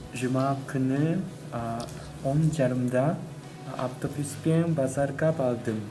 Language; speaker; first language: Kazakh; non-native, learner; Japanese